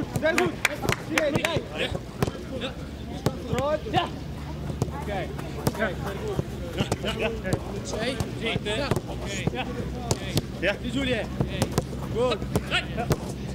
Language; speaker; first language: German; non-native, learner; Italian